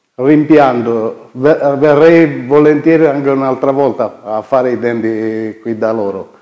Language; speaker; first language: Italian; native; Italian